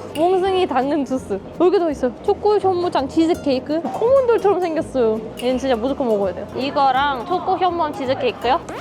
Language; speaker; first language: Korean; non-native, fluent; German